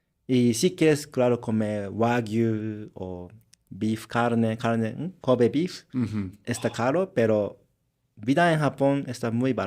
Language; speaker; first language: Spanish; non-native, learner; Japanese